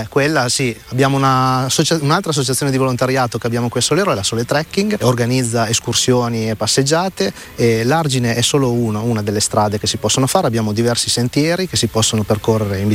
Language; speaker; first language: Italian; native; Italian